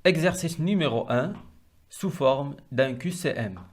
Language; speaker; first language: French; non-native, local second language; Arabic